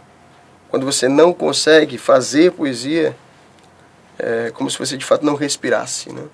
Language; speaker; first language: Portuguese; native; Portuguese